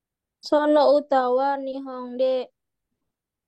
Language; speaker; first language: Japanese; non-native, learner; Indonesian